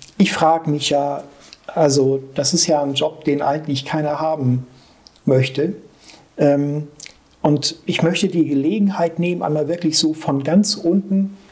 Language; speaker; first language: German; native; German